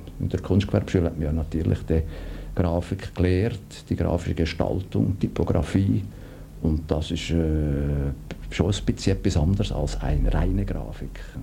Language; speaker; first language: German; native; German